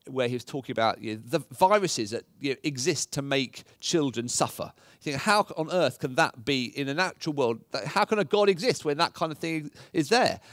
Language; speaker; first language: English; native; English